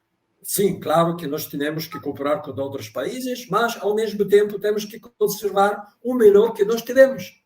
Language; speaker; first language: Portuguese; non-native, fluent; Russian